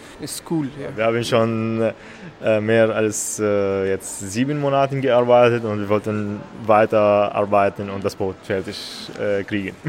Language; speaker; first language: German; non-native, learner; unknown